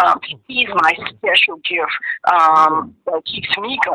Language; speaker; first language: English; native; English